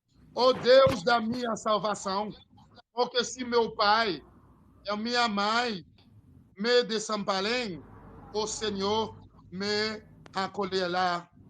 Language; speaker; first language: Portuguese; non-native, learner; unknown